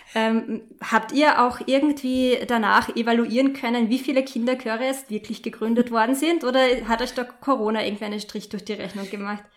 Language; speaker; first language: German; native; German